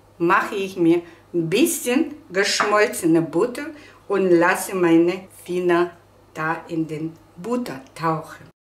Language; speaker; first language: German; non-native, fluent; Russian